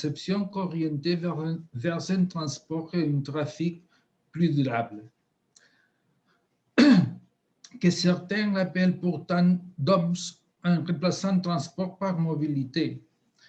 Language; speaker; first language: French; non-native, fluent; Spanish